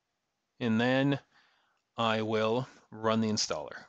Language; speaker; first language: English; native; English